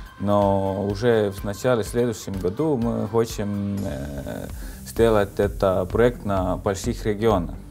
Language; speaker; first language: Russian; non-native, local second language; Estonian